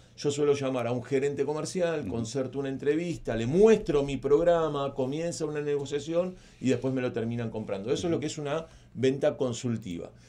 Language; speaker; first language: Spanish; native; Spanish